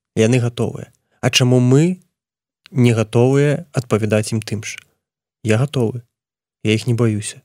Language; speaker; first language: Belarusian; non-native, local second language; Russian